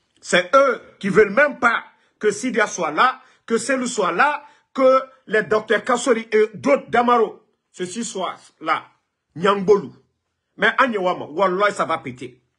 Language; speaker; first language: French; non-native, local second language; Mandingo